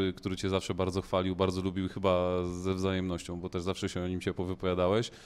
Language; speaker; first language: Polish; native; Polish